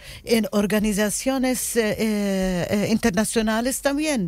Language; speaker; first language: Spanish; non-native, learner; Arabic